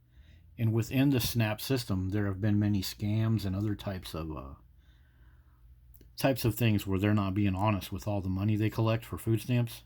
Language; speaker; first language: English; native; English